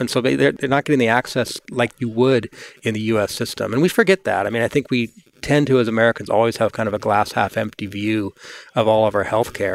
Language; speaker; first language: English; native; English